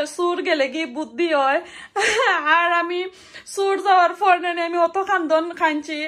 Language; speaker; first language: Bangla; non-native, local second language; Sylheti